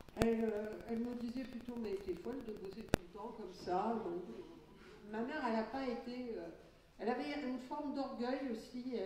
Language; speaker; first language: French; early bilingual, other home language; Catalan